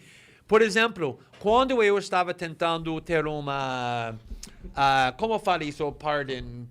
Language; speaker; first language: Portuguese; non-native, fluent; English